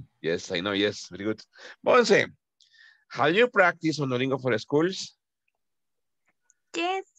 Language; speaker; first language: English; non-native, fluent; Spanish